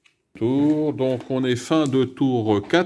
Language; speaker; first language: French; native; French